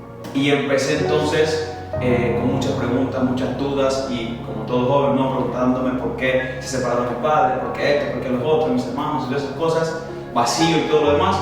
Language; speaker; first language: Spanish; native; Spanish